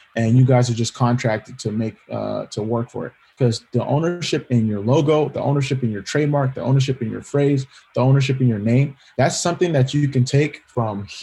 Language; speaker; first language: English; native; English